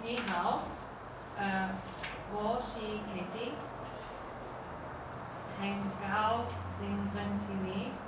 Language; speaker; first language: Chinese; non-native, learner; English